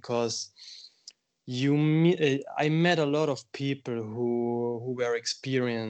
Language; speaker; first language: English; non-native, fluent; German